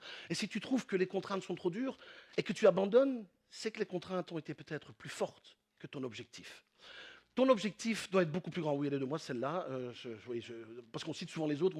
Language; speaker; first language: French; native; French